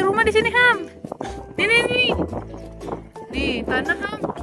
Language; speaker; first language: Indonesian; native; Indonesian